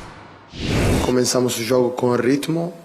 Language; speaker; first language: Portuguese; non-native, fluent; Italian